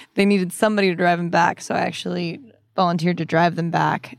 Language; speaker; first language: English; native; English